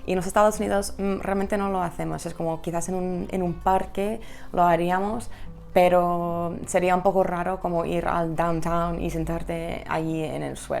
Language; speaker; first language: Spanish; non-native, fluent; English